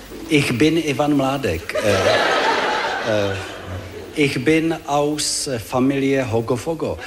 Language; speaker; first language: German; non-native, learner; Czech